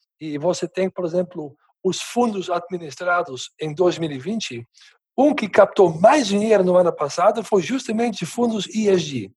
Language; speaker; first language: Portuguese; non-native, fluent; Dutch